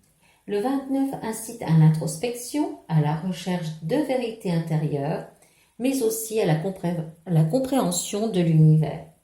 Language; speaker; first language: French; native; French